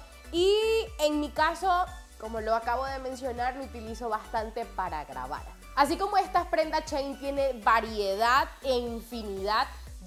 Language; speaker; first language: Spanish; native; Spanish